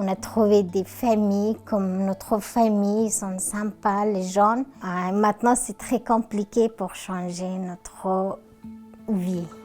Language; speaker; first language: French; non-native, learner; Persian